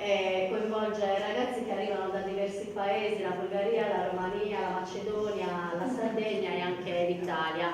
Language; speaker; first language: Italian; native; Italian